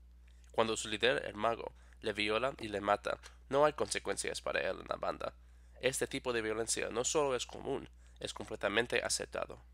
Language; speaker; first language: Spanish; non-native, fluent; English